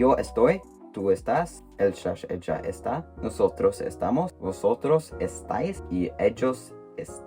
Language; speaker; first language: Spanish; non-native, learner; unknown